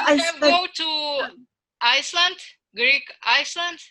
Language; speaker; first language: English; non-native, learner; Greek